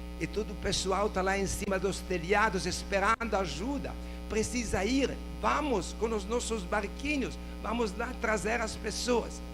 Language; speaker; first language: Portuguese; non-native, fluent; Italian